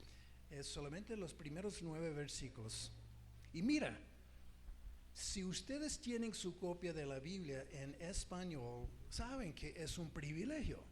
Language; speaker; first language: Spanish; non-native, fluent; English